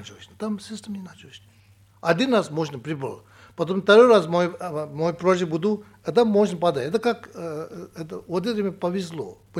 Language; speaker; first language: Russian; non-native, learner; Tibetan